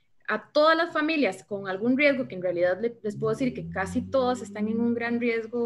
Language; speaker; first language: Spanish; native; Spanish